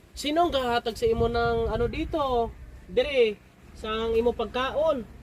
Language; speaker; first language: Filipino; non-native, local second language; Hiligaynon